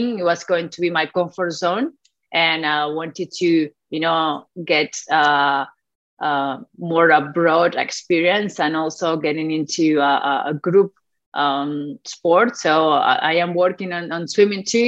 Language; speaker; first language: English; non-native, fluent; Spanish